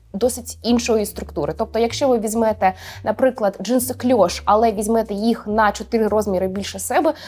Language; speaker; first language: Ukrainian; non-native, local second language; Russian